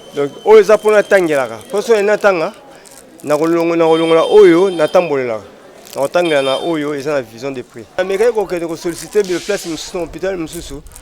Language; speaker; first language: Lingala; native; Lingala